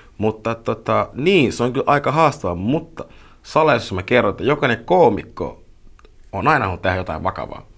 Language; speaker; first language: Finnish; early bilingual, other home language; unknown